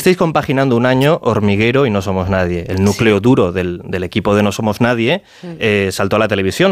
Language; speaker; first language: Spanish; native; Spanish